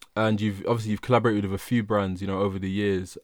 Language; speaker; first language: English; early bilingual, other home language; Yoruba